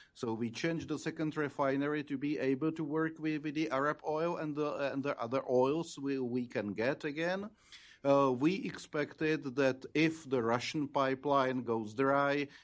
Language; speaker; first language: English; non-native, fluent; Czech